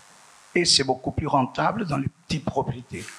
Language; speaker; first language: French; non-native, fluent; Portuguese